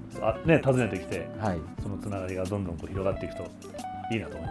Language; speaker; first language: Japanese; native; Japanese